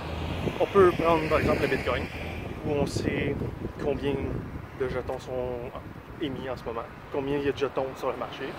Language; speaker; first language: French; native; French